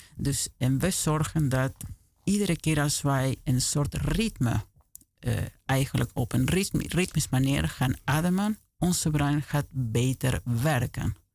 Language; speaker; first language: Dutch; non-native, fluent; Spanish